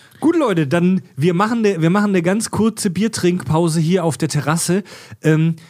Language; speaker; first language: German; native; German